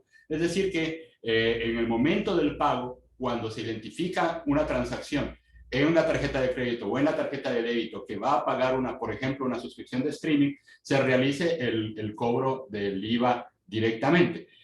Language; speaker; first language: Spanish; native; Spanish